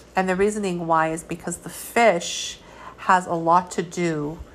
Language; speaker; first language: English; early bilingual, other home language; Georgian